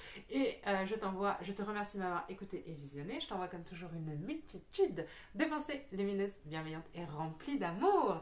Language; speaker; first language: French; native; French